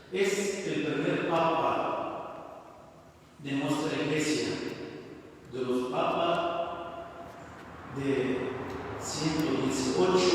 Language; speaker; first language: Spanish; non-native, fluent; Arabic